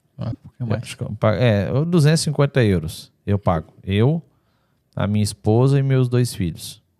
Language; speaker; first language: Portuguese; native; Portuguese